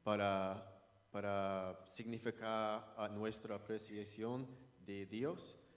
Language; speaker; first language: Spanish; non-native, learner; English